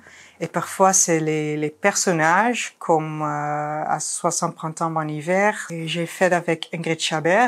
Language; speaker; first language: French; non-native, fluent; Dutch